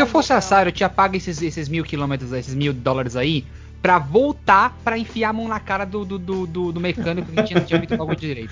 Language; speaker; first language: Portuguese; native; Portuguese